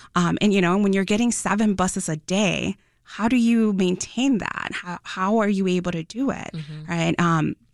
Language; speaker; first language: English; non-native, fluent; Spanish